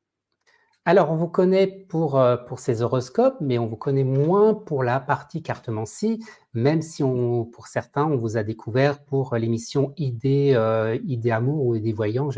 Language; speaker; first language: French; native; French